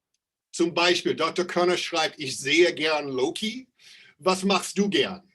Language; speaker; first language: German; non-native, fluent; English